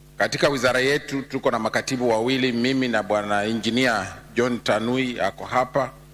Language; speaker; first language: Swahili; non-native, local second language; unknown